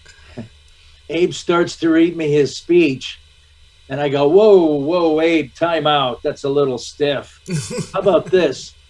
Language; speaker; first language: English; native; English